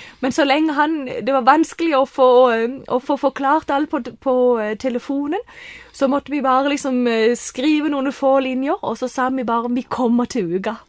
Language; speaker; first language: Norwegian; native; Norwegian